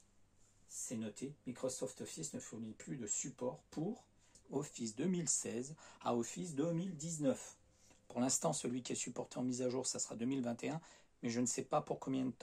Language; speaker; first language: French; native; French